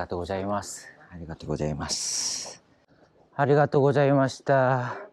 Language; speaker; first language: Japanese; non-native, learner; Korean